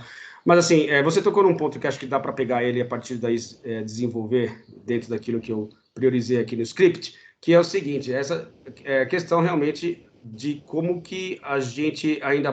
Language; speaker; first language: Portuguese; native; Portuguese